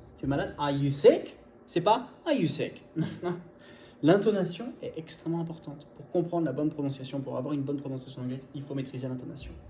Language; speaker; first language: French; native; French